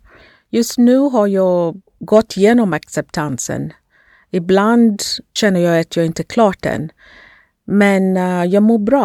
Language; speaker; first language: Swedish; non-native, fluent; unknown